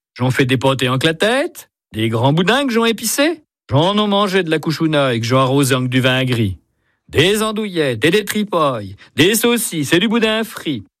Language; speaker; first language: French; native; French